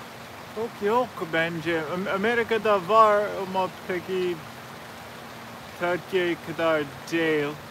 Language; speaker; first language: Turkish; non-native, learner; English